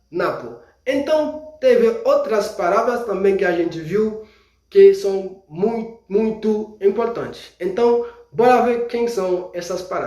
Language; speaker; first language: Portuguese; non-native, fluent; Haitian Creole